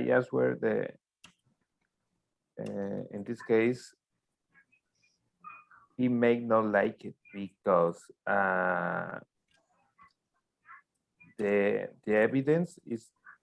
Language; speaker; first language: English; non-native, learner; Spanish